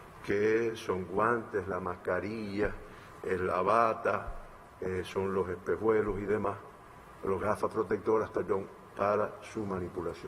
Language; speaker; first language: Spanish; native; Spanish